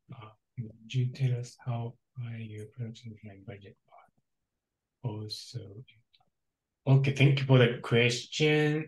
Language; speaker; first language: English; non-native, local second language; Japanese